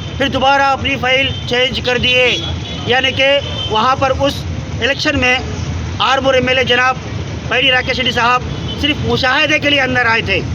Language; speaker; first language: Hindi; native; Hindi